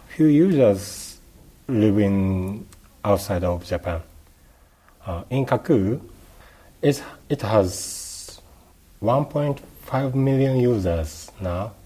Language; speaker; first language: English; non-native, learner; Japanese